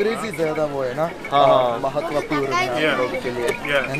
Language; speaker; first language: Hindi; non-native, fluent; Japanese